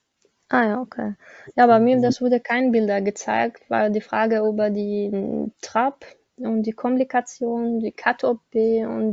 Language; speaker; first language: German; non-native, learner; Arabic